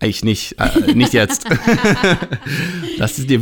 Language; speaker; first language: German; non-native, learner; Hebrew